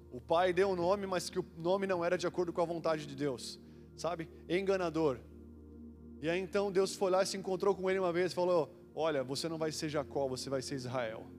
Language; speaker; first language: Portuguese; native; Portuguese